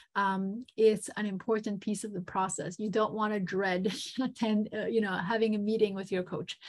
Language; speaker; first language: English; non-native, fluent; Serbian